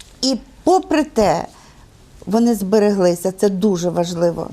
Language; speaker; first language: Ukrainian; native; Ukrainian